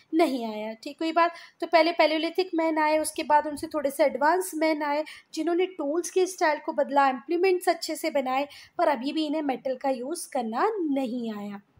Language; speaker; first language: Hindi; native; Hindi